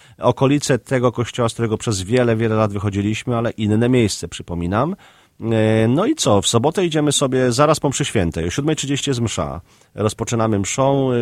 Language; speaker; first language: Polish; native; Polish